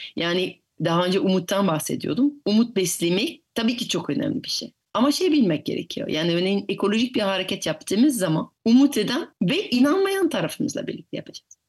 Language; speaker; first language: Turkish; non-native, fluent; French